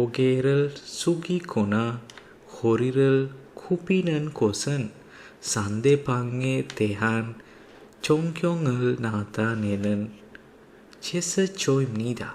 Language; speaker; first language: Korean; non-native, learner; Sinhala